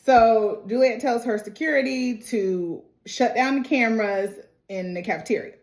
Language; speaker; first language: English; native; English